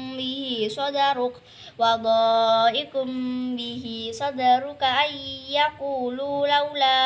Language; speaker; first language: Arabic; non-native, learner; Indonesian